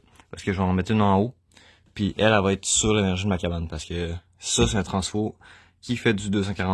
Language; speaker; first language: French; native; French